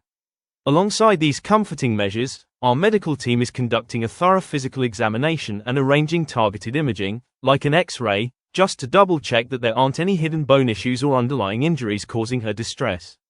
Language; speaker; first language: English; non-native, fluent; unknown